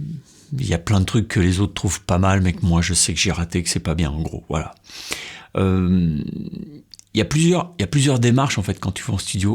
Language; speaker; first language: French; native; French